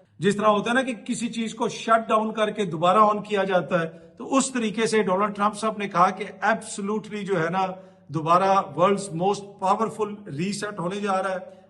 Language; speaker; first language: Urdu; native; Urdu